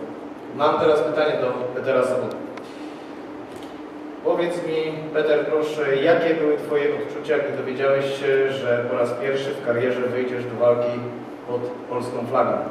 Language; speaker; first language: Polish; native; Polish